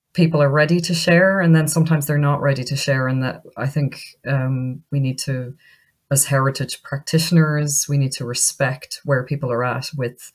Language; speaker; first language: English; native; English